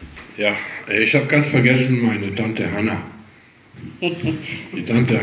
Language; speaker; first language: German; early bilingual, heritage; German